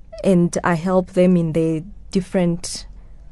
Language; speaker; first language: English; non-native, local second language; Kinyarwanda